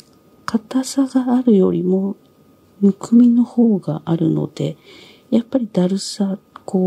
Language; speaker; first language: Japanese; native; Japanese